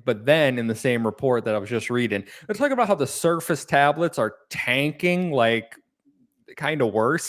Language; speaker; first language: English; native; English